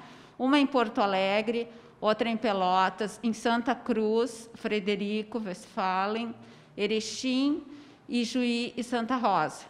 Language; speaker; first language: Portuguese; native; Portuguese